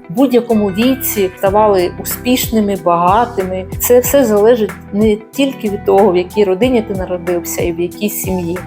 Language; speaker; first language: Ukrainian; non-native, local second language; Russian